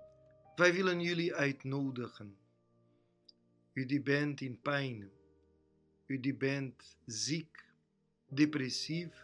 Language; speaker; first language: Dutch; non-native, fluent; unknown